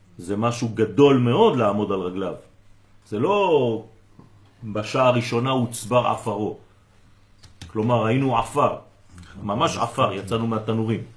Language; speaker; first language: Hebrew; non-native, fluent; French